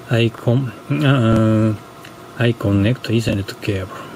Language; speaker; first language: English; non-native, learner; Japanese